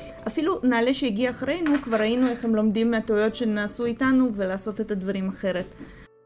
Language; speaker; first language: Hebrew; non-native, fluent; Russian